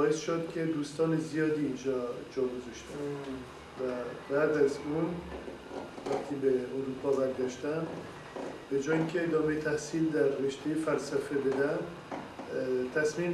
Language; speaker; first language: Persian; non-native, fluent; French